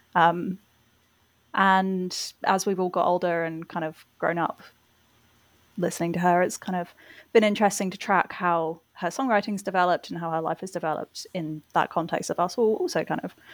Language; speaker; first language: English; native; English